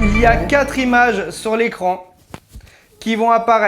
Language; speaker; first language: French; native; French